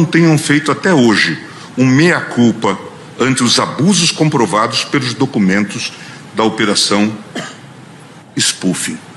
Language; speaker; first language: Portuguese; native; Portuguese